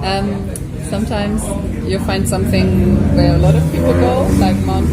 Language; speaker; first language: English; non-native, fluent; German